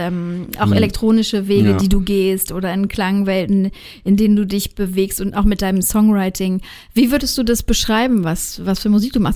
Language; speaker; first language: German; native; German